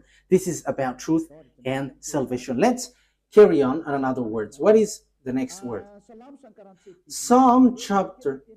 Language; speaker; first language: English; non-native, fluent; Malagasy